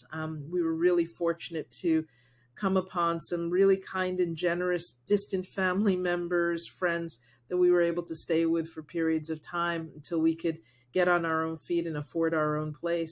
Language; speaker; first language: English; early bilingual, other home language; Spanish